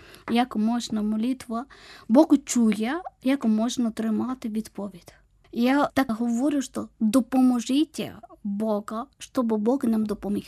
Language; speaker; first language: Ukrainian; non-native, fluent; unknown